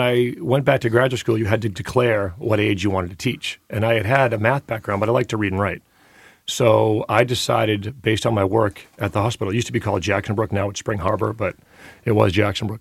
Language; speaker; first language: English; native; English